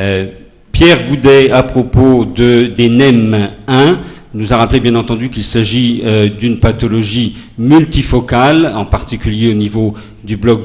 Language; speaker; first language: French; native; French